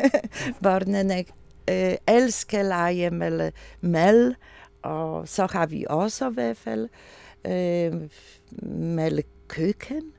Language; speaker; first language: Danish; non-native, learner; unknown